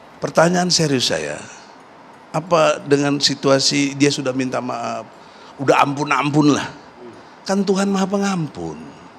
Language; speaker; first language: Indonesian; native; Indonesian